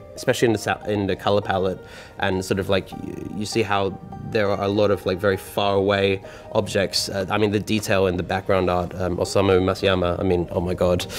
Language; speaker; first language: English; native; English